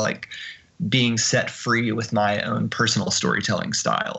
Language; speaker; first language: English; native; English